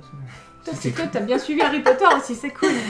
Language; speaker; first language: French; native; French